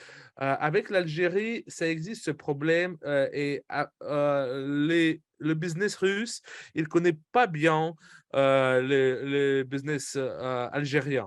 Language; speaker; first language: French; non-native, fluent; Russian